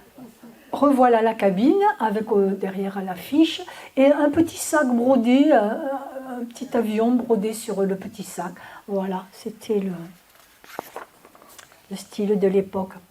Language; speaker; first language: French; native; French